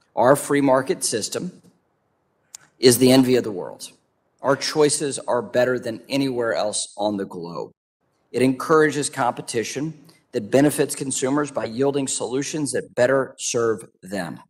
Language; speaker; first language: English; native; English